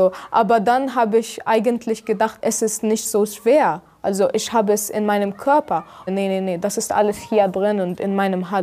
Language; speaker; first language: German; non-native, fluent; Arabic